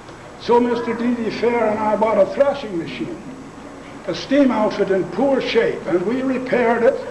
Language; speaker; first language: English; non-native, local second language; Plautdietsch